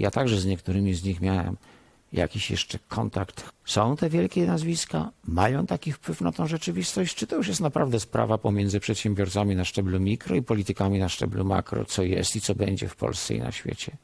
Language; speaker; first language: Polish; native; Polish